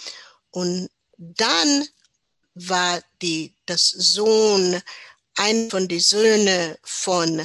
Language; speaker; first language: German; non-native, learner; English